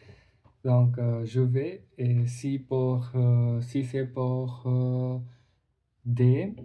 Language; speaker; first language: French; non-native, learner; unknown